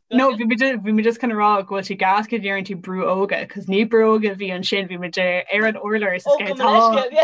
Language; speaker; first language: Irish; non-native, local second language; English